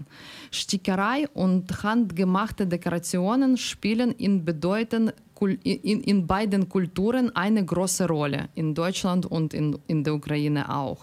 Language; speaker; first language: German; non-native, learner; Ukrainian